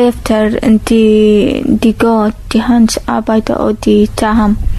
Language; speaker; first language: Danish; non-native, learner; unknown